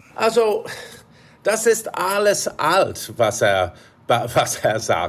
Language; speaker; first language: German; non-native, fluent; English